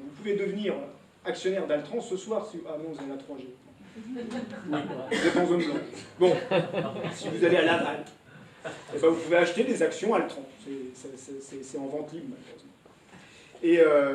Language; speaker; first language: French; native; French